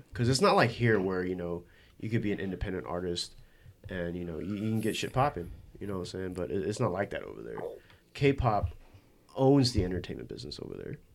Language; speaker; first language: English; early bilingual, other home language; Korean